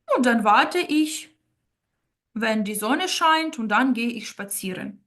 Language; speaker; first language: German; non-native, fluent; Ukrainian